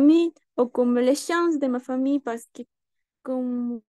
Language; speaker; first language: French; non-native, learner; Spanish